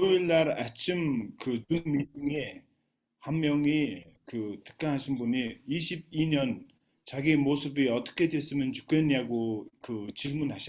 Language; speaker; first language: Korean; non-native, fluent; Mongolian